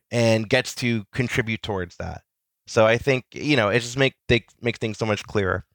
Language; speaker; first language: English; native; English